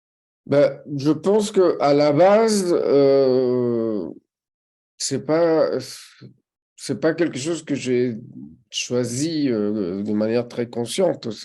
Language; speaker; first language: French; non-native, fluent; Spanish